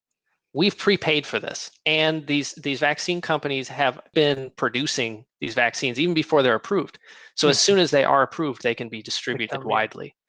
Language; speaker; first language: English; native; English